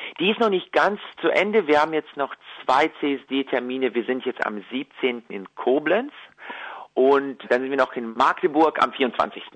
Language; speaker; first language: German; early bilingual, other home language; Russian